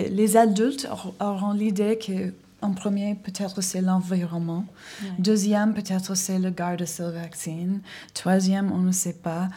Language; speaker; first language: French; non-native, learner; English